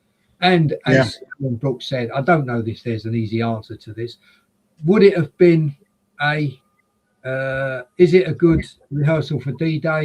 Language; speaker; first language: English; native; English